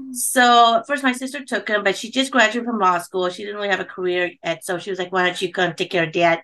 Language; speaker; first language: English; early bilingual, other home language; Khmer